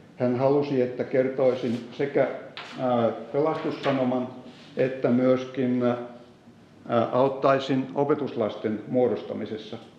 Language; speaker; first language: Finnish; native; Finnish